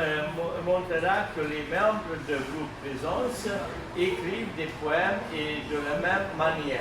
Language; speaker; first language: French; non-native, learner; Hungarian